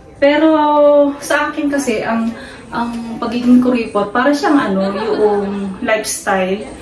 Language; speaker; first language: Filipino; native; Filipino